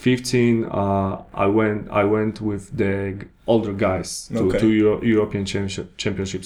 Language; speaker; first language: English; non-native, learner; Polish